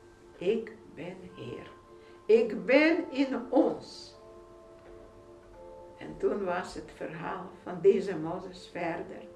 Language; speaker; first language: Dutch; non-native, fluent; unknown